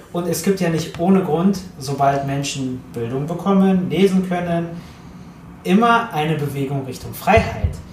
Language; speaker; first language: German; early bilingual, other home language; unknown